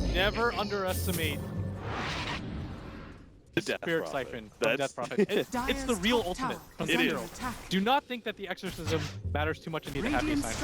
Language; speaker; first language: English; native; English